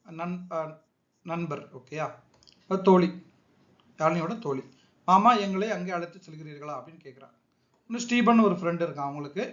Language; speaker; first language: Tamil; native; Tamil